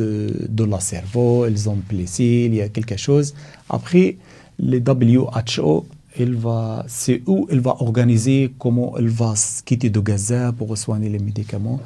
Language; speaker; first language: French; non-native, learner; Arabic